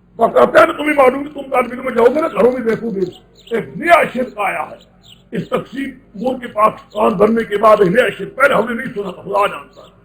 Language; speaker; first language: Urdu; non-native, local second language; Pashto